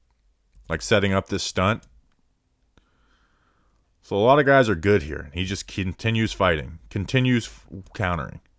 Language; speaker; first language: English; native; English